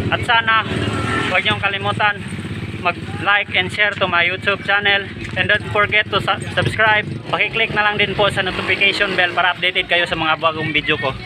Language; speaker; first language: Filipino; non-native, local second language; Cebuano